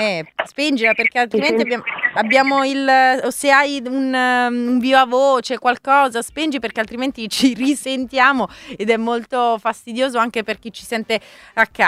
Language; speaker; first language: Italian; native; Italian